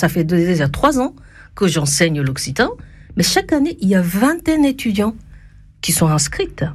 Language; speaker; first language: French; non-native, fluent; Japanese